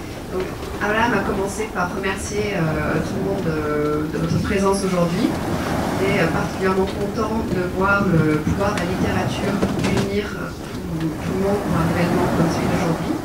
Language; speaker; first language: French; native; French